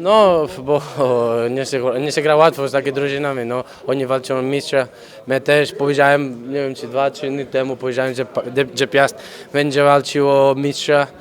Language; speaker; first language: Polish; non-native, fluent; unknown